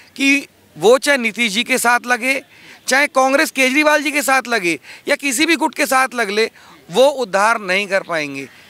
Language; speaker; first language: Hindi; native; Hindi